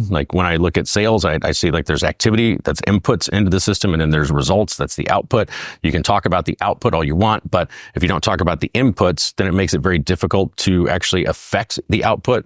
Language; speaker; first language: English; native; English